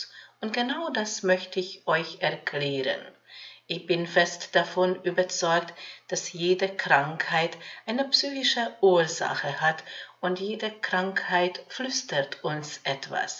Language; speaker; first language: German; non-native, fluent; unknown